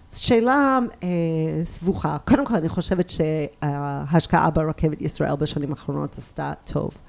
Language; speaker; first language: Hebrew; non-native, fluent; English